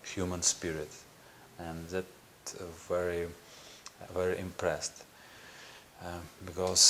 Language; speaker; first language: English; non-native, learner; Ukrainian